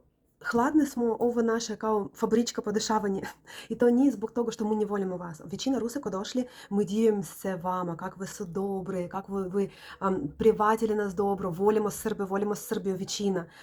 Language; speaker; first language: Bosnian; non-native, learner; Russian